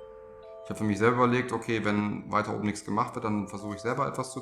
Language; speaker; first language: German; native; German